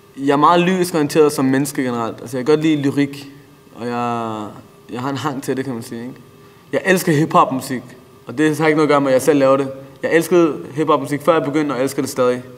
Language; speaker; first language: Danish; early bilingual, other home language; Persian